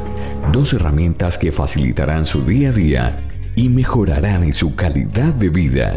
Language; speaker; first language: Spanish; native; Spanish